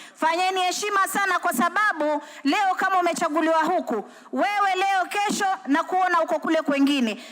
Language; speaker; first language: Swahili; native; Swahili